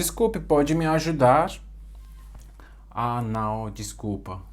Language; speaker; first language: Portuguese; non-native, fluent; Turkish